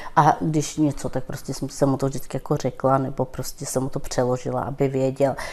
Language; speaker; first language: Czech; non-native, local second language; Romany